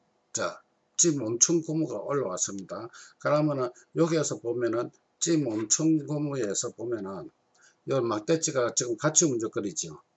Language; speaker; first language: Korean; native; Korean